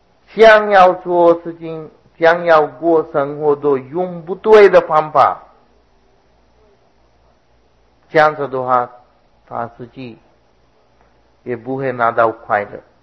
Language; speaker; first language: Chinese; non-native, fluent; Sinhala